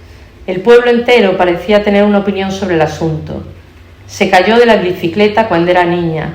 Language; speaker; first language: Spanish; native; Spanish